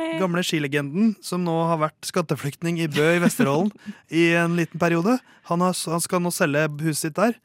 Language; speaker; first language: Norwegian; native; Norwegian